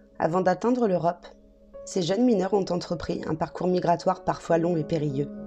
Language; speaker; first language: French; native; French